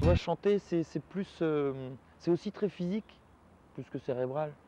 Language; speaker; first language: French; native; French